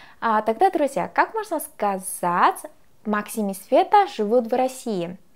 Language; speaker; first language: Russian; non-native, fluent; Korean